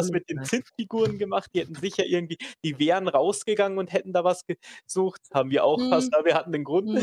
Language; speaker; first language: German; native; German